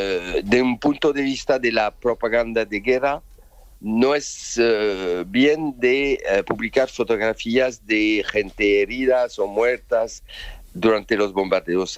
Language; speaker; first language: Spanish; non-native, fluent; French